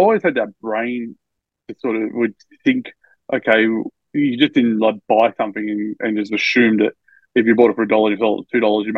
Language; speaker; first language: English; native; English